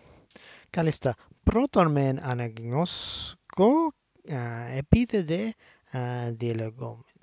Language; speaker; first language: Greek; non-native, learner; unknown